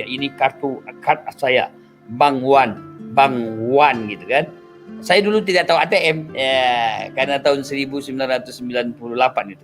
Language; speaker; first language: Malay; non-native, local second language; Achinese